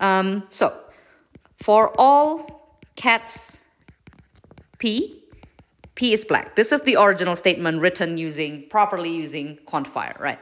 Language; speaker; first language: English; non-native, fluent; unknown